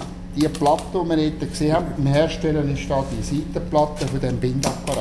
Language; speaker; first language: German; native; German